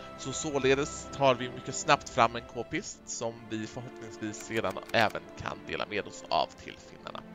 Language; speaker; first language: Swedish; native; Swedish